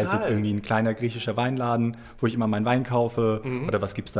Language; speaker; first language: German; native; German